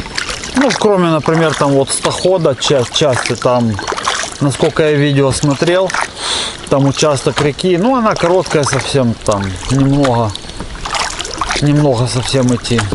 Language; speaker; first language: Russian; native; Russian